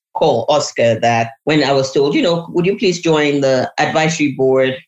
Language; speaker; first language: English; non-native, local second language; Yoruba